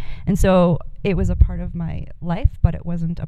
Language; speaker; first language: English; native; English